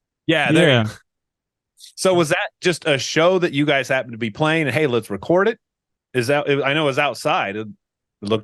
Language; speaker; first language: English; native; English